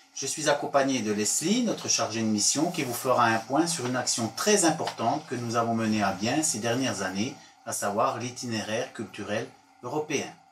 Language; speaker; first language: French; native; French